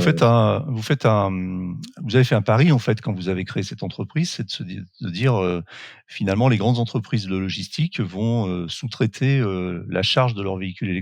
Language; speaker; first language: French; native; French